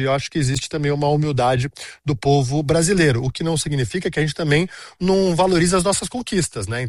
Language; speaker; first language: Portuguese; native; Portuguese